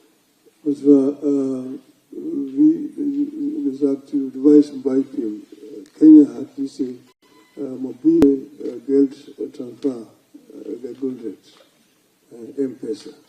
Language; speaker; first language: German; non-native, fluent; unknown